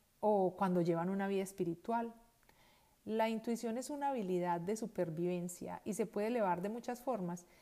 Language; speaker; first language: Spanish; native; Spanish